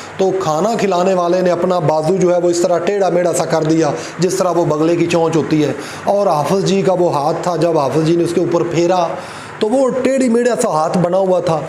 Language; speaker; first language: Urdu; non-native, local second language; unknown